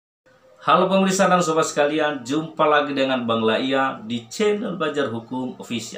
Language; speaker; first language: Indonesian; native; Indonesian